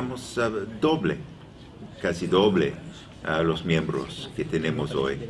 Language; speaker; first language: Spanish; non-native, learner; English